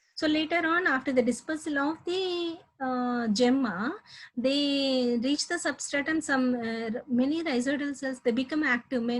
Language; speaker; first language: English; non-native, local second language; Telugu